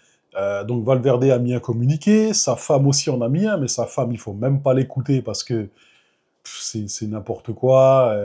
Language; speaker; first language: French; native; French